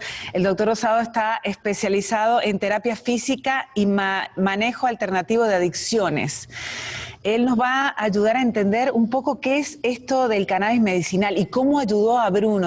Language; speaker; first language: Spanish; native; Spanish